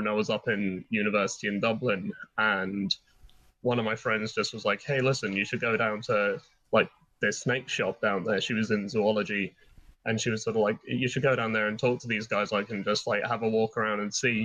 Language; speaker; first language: English; native; English